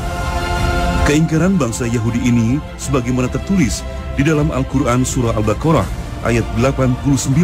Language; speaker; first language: Indonesian; native; Indonesian